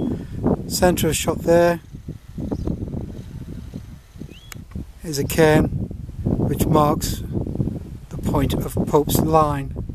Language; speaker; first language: English; native; English